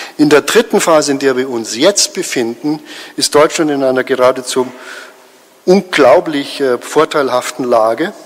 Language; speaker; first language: German; native; German